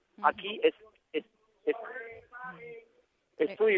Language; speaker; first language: Spanish; non-native, learner; Norwegian